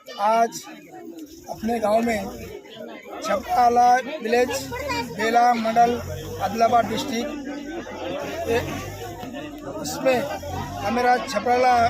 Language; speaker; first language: Hindi; non-native, local second language; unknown